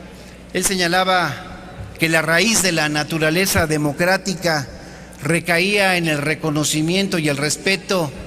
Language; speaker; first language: Spanish; native; Spanish